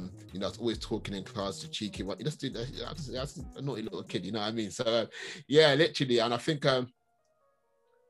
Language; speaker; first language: English; native; English